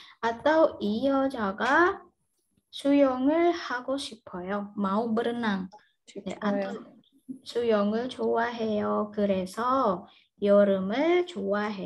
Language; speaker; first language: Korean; non-native, fluent; Indonesian